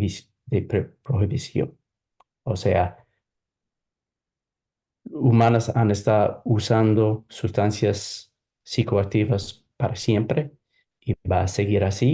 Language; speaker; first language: Spanish; non-native, fluent; English